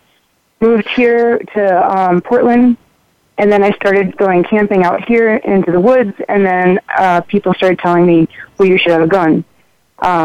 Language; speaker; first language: English; native; English